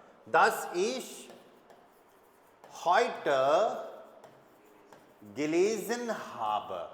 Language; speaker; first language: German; non-native, fluent; Hindi